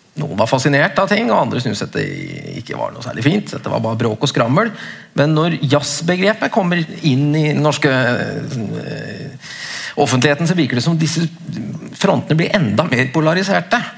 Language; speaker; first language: Norwegian; native; Norwegian